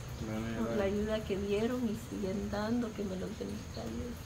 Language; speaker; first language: Spanish; native; Spanish